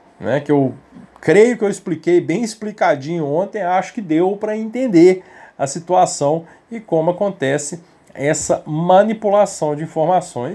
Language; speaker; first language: Portuguese; native; Portuguese